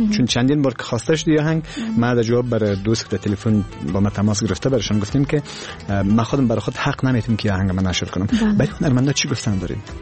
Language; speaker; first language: Persian; native; Persian